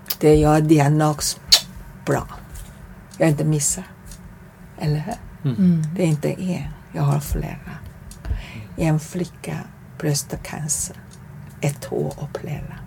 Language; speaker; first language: Swedish; non-native, learner; Chinese